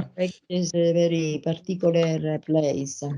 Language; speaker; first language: English; non-native, learner; Italian